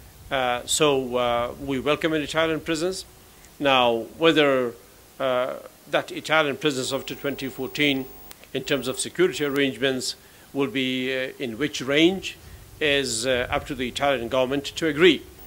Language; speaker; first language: English; non-native, fluent; Pashto